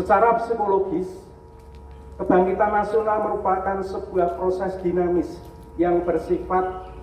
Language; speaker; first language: Indonesian; native; Indonesian